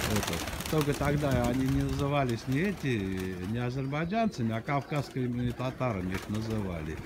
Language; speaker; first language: Russian; non-native, local second language; Armenian